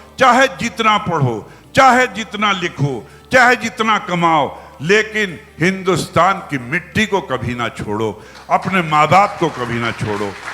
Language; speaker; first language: Hindi; native; Hindi